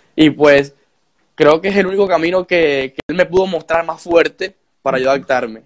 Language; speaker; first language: Spanish; native; Spanish